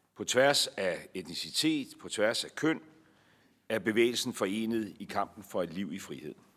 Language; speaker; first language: Danish; native; Danish